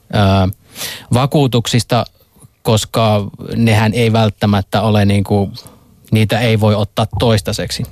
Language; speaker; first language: Finnish; native; Finnish